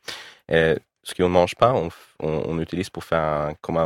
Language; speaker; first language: French; non-native, learner; Swedish